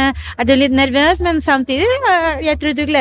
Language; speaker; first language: Norwegian; non-native, fluent; Spanish